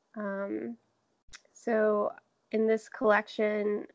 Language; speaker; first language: English; native; English